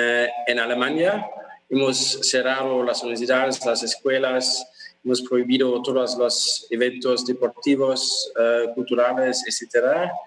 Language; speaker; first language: Spanish; non-native, fluent; German